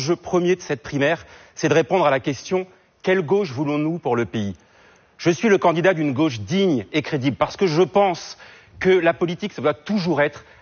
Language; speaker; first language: French; native; French